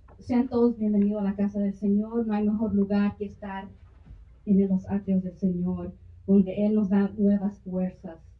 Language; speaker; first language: Spanish; early bilingual, heritage; Spanish